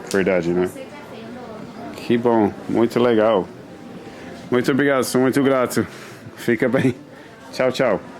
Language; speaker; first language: Portuguese; non-native, learner; English